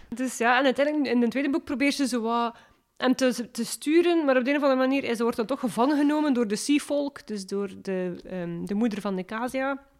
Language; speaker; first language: Dutch; native; Dutch